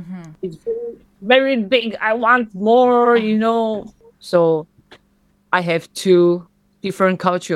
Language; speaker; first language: English; non-native, learner; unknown